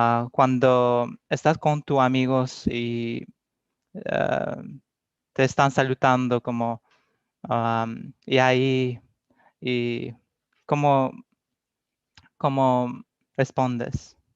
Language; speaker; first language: Spanish; non-native, learner; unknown